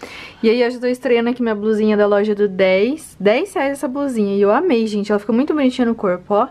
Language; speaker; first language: Portuguese; native; Portuguese